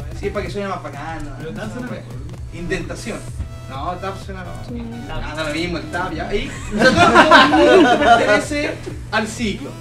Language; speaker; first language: Spanish; native; Spanish